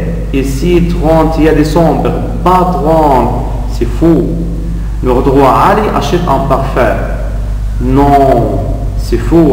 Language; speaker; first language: French; non-native, fluent; Arabic